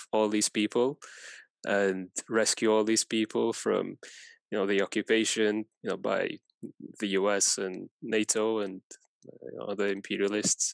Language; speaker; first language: English; non-native, fluent; Persian